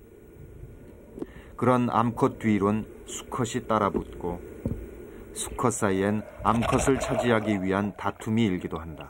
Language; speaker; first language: Korean; native; Korean